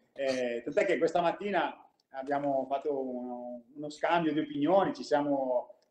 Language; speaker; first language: Italian; native; Italian